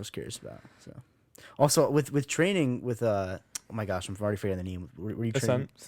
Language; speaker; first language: English; native; English